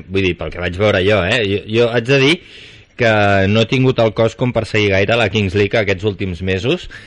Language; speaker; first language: Catalan; native; Catalan